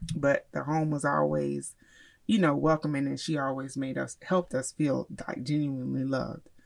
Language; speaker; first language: English; native; English